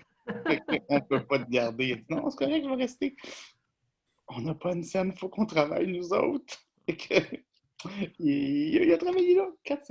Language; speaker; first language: French; native; French